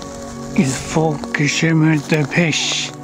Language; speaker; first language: French; non-native, learner; English